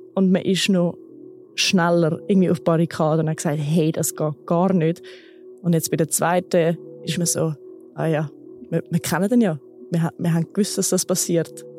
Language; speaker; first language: German; native; German